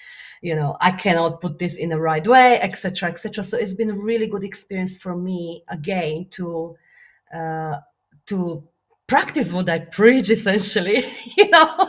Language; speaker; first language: English; non-native, fluent; Slovak